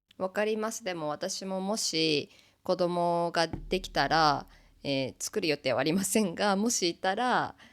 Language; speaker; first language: Japanese; native; Japanese